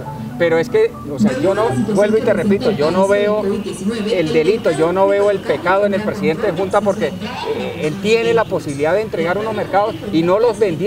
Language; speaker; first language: Spanish; native; Spanish